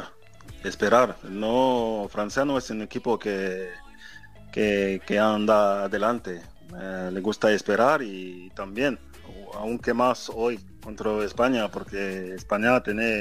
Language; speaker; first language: Spanish; non-native, fluent; French